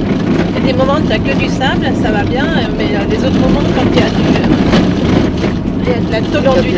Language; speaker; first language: French; native; French